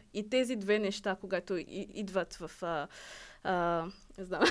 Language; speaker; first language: Bulgarian; non-native, learner; Rundi